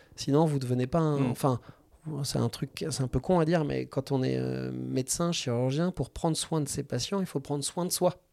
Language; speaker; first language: French; native; French